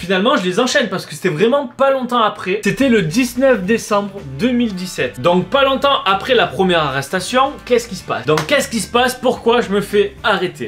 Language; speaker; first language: French; native; French